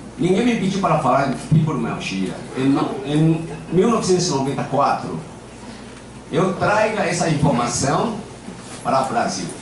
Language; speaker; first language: Portuguese; non-native, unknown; Chinese